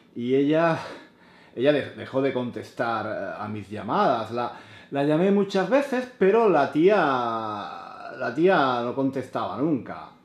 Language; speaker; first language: Spanish; native; Spanish